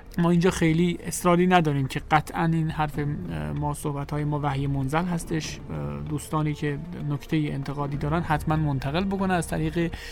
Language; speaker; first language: Persian; native; Persian